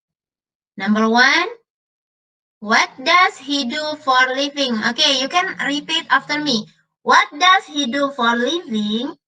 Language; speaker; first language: English; non-native, learner; Indonesian